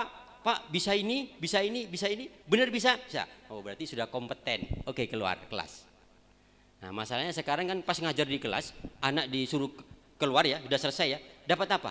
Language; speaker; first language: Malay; non-native, local second language; Javanese